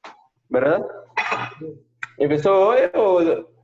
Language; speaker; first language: Spanish; non-native, fluent; Portuguese